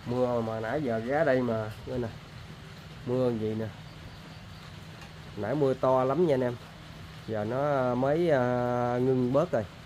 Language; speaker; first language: Vietnamese; native; Vietnamese